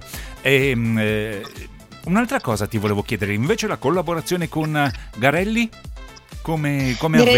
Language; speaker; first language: Italian; native; Italian